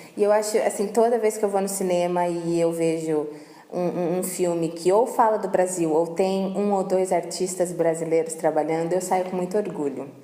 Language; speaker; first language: Portuguese; native; Portuguese